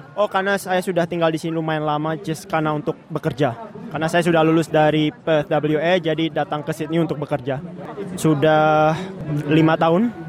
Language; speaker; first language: Indonesian; native; Indonesian